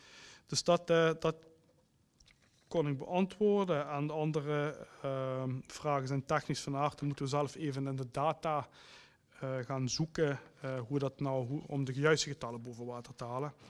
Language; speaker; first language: Dutch; native; Dutch